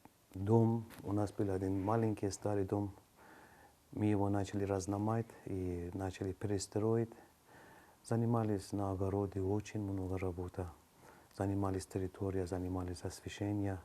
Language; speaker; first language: Russian; non-native, learner; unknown